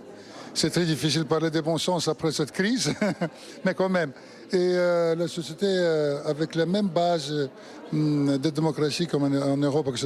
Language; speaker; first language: French; non-native, fluent; Russian